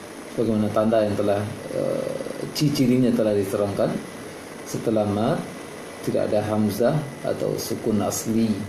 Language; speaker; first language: Indonesian; native; Indonesian